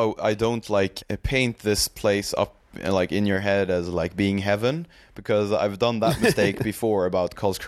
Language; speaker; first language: English; non-native, fluent; Swedish